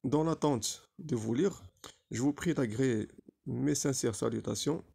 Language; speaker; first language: French; non-native, local second language; Arabic